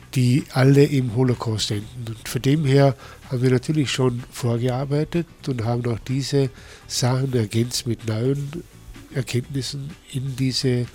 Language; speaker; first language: German; native; German